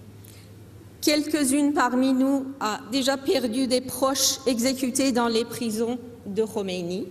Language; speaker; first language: French; non-native, fluent; Persian